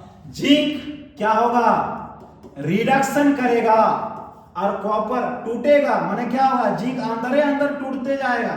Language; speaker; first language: Hindi; native; Hindi